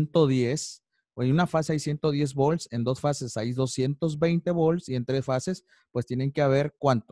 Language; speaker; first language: Spanish; native; Spanish